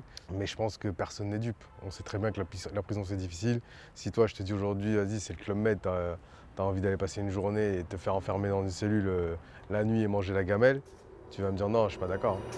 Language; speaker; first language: French; native; French